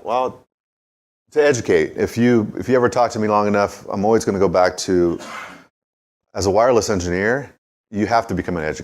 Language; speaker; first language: English; native; English